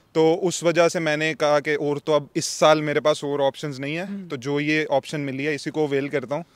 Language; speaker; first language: Urdu; native; Urdu